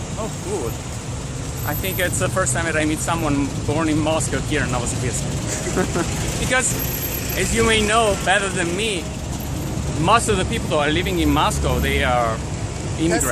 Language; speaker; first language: English; non-native, fluent; Italian